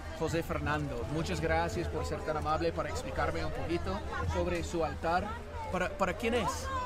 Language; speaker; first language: Spanish; non-native, learner; English